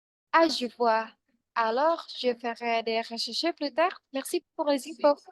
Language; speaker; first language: French; non-native, learner; Indonesian